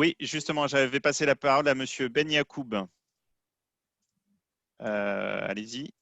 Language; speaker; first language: French; native; French